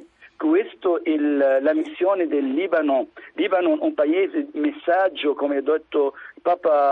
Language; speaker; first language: Italian; non-native, fluent; Arabic